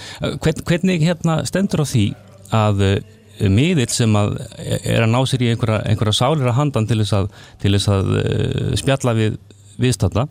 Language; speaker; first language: Icelandic; native; Icelandic